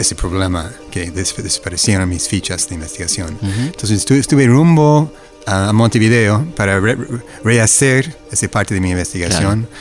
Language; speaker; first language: Spanish; non-native, fluent; English